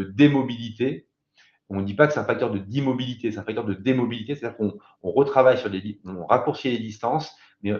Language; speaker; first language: French; native; French